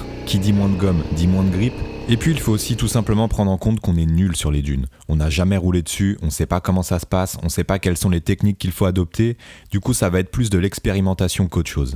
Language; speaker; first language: French; native; French